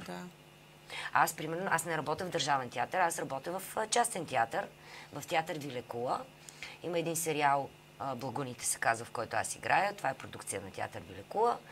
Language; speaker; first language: Bulgarian; native; Bulgarian